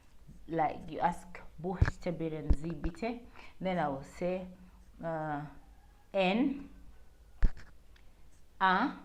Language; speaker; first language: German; non-native, learner; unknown